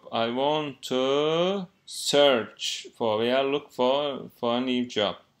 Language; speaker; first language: English; non-native, fluent; Turkish